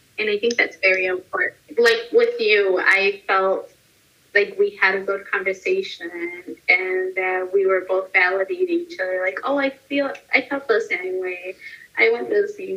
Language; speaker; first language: English; early bilingual, other home language; Spanish